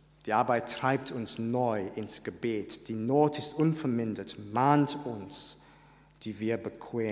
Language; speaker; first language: German; non-native, fluent; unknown